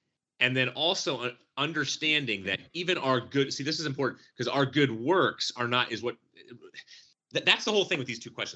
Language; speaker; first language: English; native; English